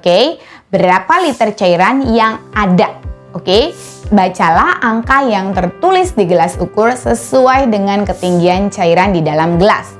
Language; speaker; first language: Indonesian; native; Indonesian